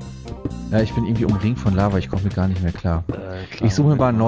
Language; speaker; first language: German; native; German